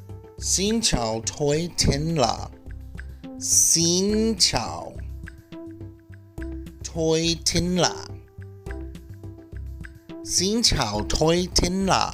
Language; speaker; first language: Vietnamese; non-native, learner; English